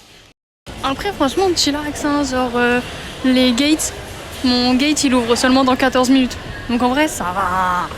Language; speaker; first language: French; native; French